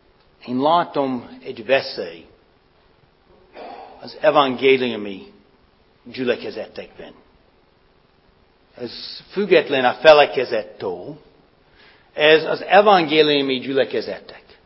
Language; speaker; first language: Hungarian; non-native, fluent; English